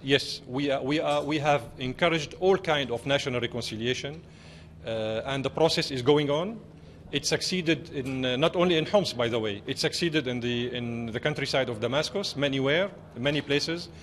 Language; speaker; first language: English; non-native, fluent; Arabic